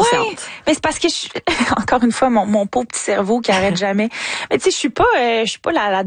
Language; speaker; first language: French; native; French